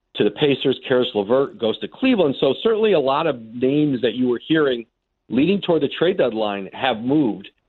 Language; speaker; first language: English; native; English